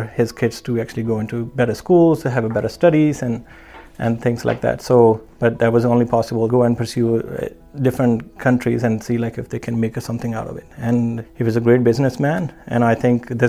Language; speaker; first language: English; non-native, local second language; Punjabi